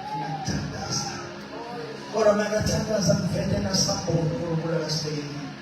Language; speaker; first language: Zulu; non-native, local second language; Swati